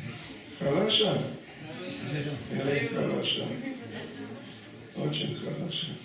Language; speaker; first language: Russian; non-native, learner; English